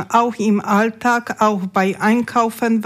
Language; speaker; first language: German; non-native, learner; Polish